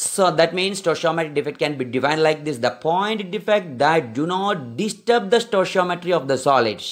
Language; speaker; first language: English; non-native, local second language; Malayalam